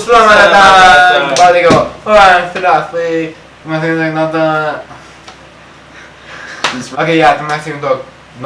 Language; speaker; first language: Indonesian; early bilingual, other home language; English